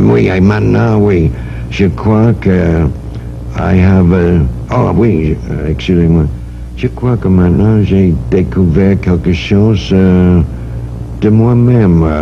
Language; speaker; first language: French; non-native, fluent; English